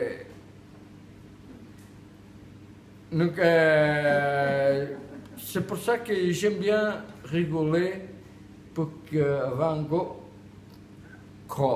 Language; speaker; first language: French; non-native, learner; Portuguese